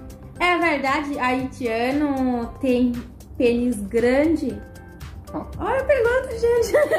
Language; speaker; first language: Portuguese; non-native, fluent; Haitian Creole